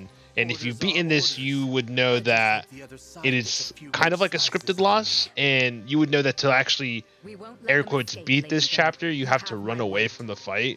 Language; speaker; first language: English; native; English